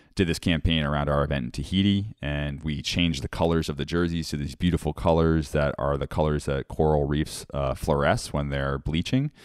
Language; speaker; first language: English; native; English